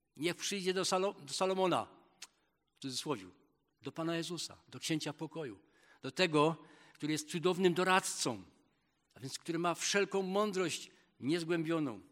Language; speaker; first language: Polish; native; Polish